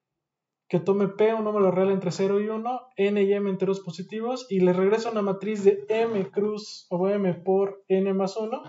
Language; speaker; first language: Spanish; native; Spanish